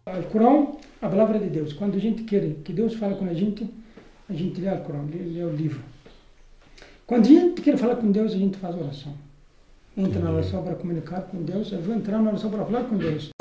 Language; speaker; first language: Portuguese; non-native, fluent; Arabic